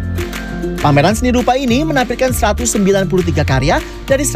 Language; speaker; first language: Indonesian; native; Indonesian